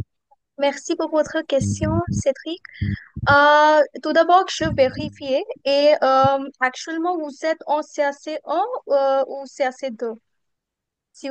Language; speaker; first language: French; non-native, fluent; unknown